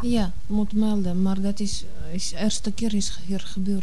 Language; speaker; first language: Dutch; non-native, learner; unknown